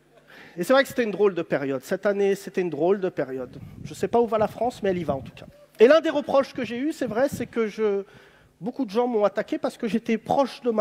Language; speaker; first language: French; native; French